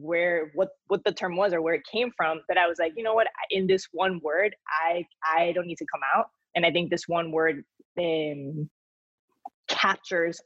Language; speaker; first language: English; non-native, fluent; Spanish